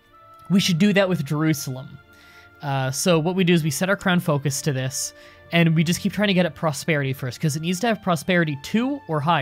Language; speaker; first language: English; native; English